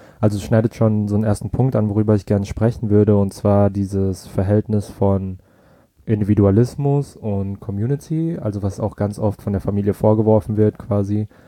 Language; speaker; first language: German; early bilingual, other home language; Vietnamese